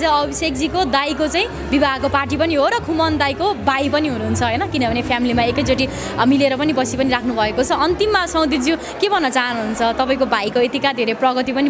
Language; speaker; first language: Nepali; native; Nepali